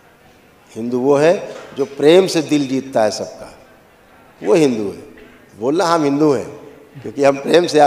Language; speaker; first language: Hindi; native; Hindi